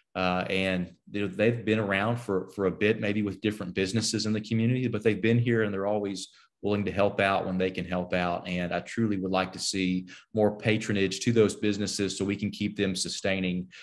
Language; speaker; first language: English; native; English